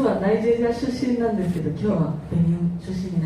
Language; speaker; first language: Japanese; non-native, fluent; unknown